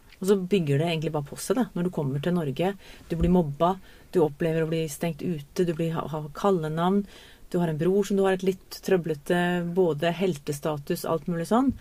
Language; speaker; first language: Norwegian; native; Norwegian